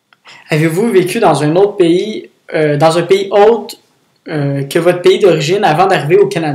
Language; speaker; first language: French; native; French